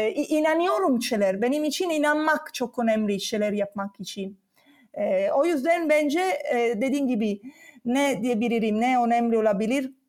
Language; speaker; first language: Turkish; non-native, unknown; Italian